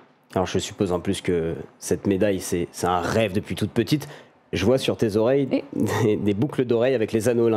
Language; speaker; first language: French; native; French